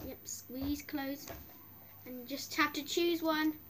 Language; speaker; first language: English; native; English